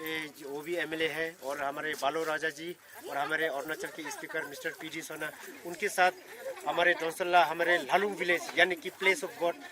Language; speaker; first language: Hindi; non-native, local second language; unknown